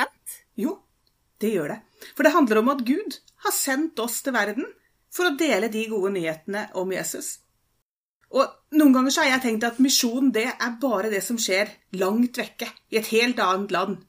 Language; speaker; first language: Norwegian; native; Norwegian